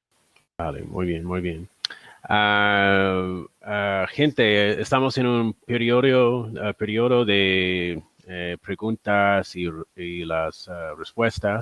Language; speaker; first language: Spanish; non-native, learner; English